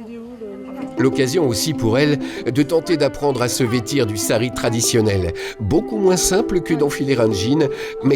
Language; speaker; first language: French; native; French